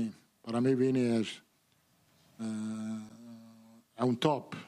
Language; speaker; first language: Portuguese; non-native, fluent; Italian